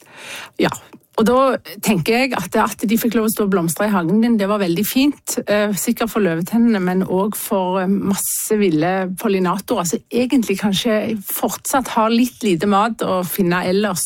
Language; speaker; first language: Norwegian; native; Norwegian